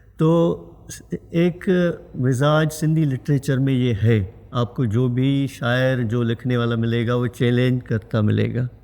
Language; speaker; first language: Urdu; non-native, local second language; Sindhi